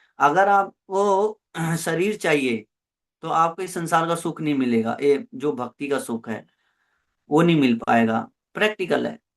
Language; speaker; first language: Hindi; non-native, local second language; Punjabi